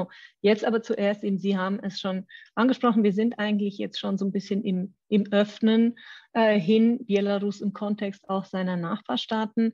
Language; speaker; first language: German; native; German